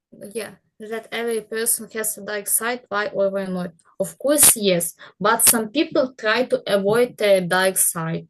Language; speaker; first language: English; non-native, learner; Ukrainian